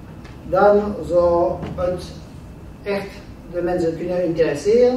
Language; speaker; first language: Dutch; non-native, local second language; French